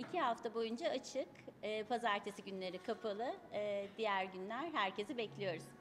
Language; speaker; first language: Turkish; native; Turkish